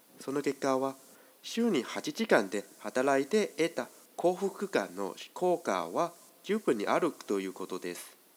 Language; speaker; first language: Japanese; non-native, fluent; Chinese